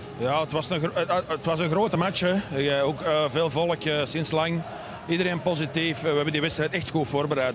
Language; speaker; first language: Dutch; native; Dutch